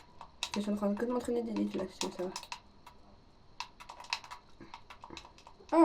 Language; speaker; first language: French; native; French